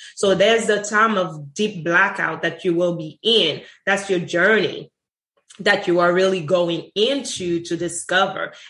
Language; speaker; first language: English; non-native, fluent; Haitian Creole